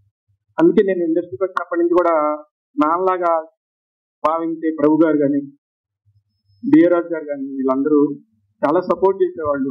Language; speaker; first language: Telugu; native; Telugu